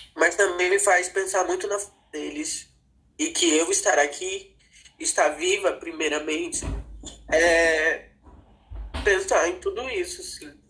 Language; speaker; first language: Portuguese; non-native, local second language; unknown